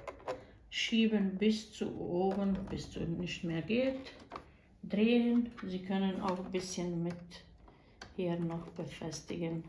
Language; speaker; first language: German; non-native, fluent; Croatian